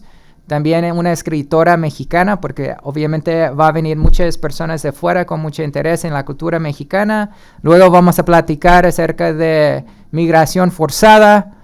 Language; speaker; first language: Spanish; early bilingual, heritage; Spanish